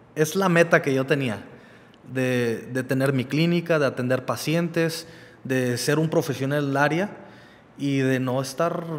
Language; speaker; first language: Spanish; early bilingual, heritage; Spanish